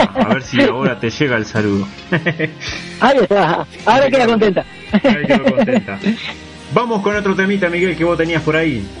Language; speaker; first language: Spanish; native; Spanish